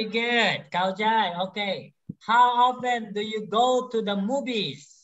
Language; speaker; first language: English; non-native, fluent; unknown